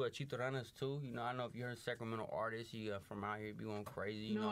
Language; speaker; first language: English; native; English